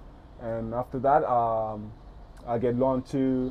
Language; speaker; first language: English; early bilingual, other home language; Spanish